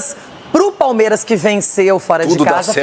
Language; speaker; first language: Portuguese; native; Portuguese